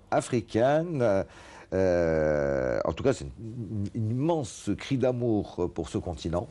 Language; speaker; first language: French; non-native, local second language; Arabic